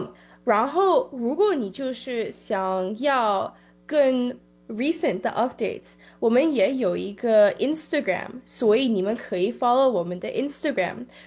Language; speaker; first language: Chinese; early bilingual, heritage; English